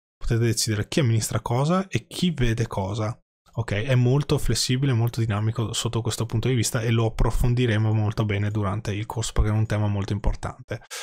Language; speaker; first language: Italian; native; Italian